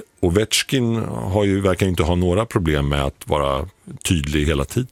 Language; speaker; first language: Swedish; native; Swedish